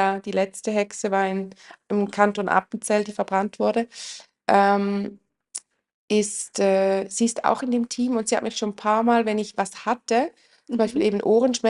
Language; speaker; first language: German; native; German